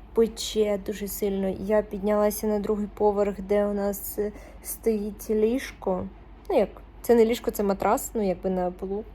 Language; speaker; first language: Ukrainian; non-native, local second language; Russian